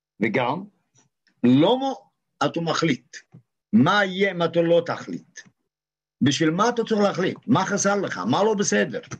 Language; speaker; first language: Hebrew; non-native, local second language; Yiddish